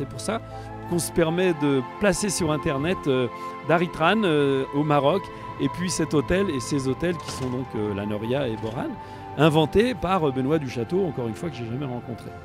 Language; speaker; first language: French; native; French